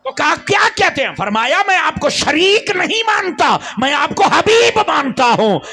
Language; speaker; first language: Urdu; non-native, local second language; Punjabi